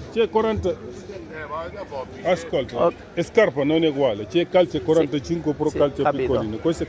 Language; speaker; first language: Italian; non-native, learner; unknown